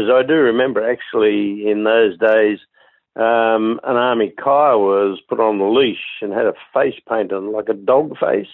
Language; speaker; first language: English; native; English